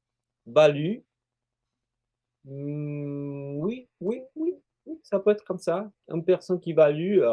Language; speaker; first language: French; non-native, fluent; Spanish